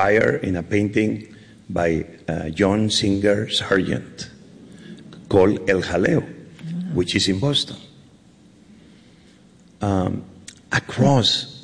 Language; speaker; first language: English; non-native, fluent; Spanish